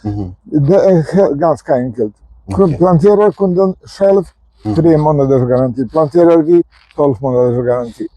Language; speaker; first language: Swedish; non-native, fluent; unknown